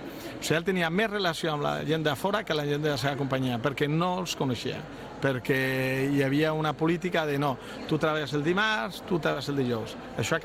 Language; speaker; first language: Catalan; non-native, local second language; Spanish